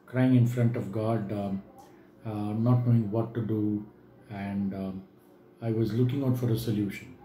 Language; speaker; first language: English; non-native, local second language; Tamil